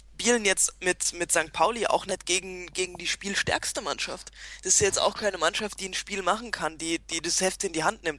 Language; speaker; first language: German; native; German